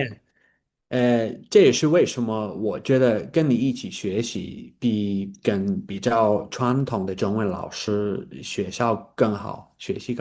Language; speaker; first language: Chinese; non-native, learner; English